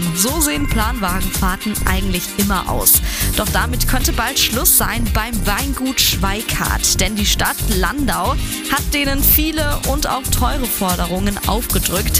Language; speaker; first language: German; native; German